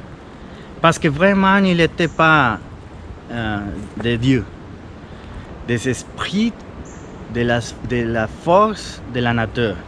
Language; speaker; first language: French; non-native, fluent; Spanish